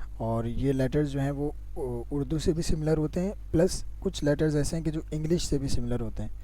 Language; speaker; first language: Urdu; native; Urdu